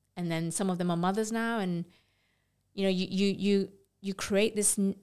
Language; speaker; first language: English; non-native, local second language; Cantonese